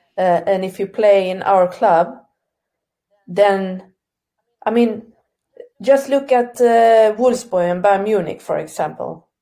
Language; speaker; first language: English; non-native, fluent; Swedish